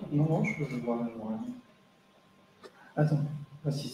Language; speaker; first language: French; native; French